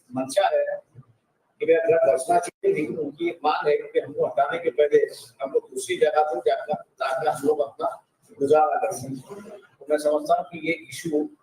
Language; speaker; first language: Hindi; non-native, local second language; Marathi